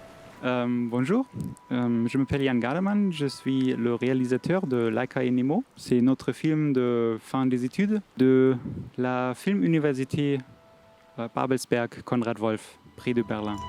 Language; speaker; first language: French; non-native, fluent; German